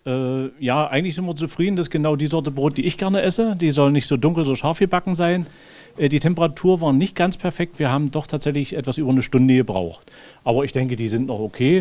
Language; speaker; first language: German; native; German